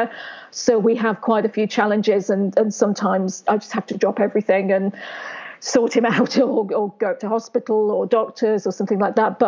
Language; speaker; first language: English; native; English